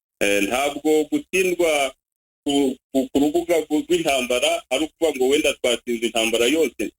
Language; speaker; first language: Kinyarwanda; native; Kinyarwanda